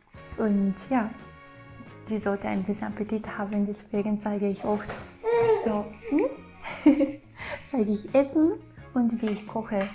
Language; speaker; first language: German; non-native, fluent; Japanese